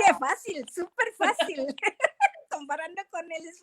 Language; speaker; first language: Spanish; non-native, fluent; Indonesian